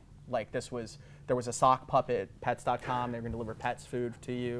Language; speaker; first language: English; native; English